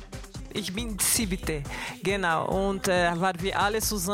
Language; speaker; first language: German; non-native, learner; Portuguese